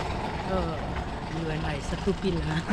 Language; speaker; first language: English; non-native, learner; Hmong